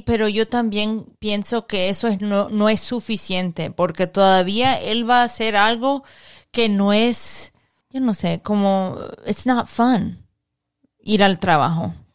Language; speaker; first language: Spanish; early bilingual, heritage; Spanish